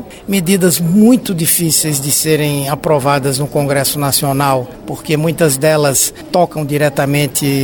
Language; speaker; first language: Portuguese; native; Portuguese